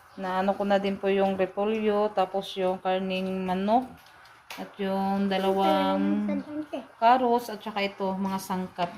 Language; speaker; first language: Filipino; non-native, local second language; Cebuano